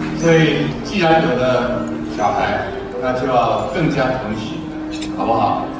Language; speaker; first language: Chinese; non-native, local second language; Min Nan Chinese